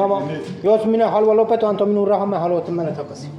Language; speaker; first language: Finnish; non-native, learner; Turkish